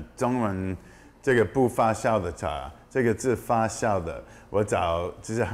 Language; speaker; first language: Chinese; non-native, fluent; English